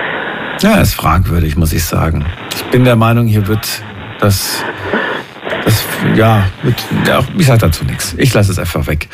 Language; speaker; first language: German; native; German